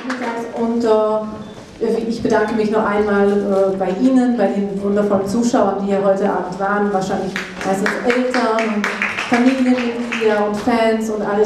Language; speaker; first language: German; non-native, fluent; Slovak